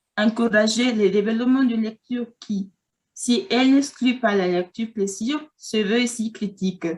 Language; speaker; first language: French; non-native, fluent; Spanish